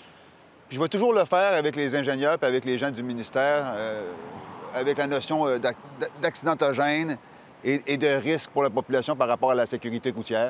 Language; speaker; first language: French; native; French